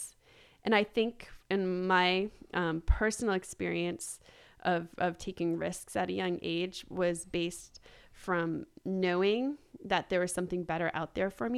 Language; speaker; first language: English; native; English